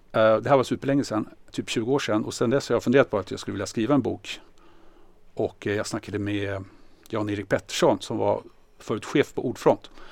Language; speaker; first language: Swedish; native; Swedish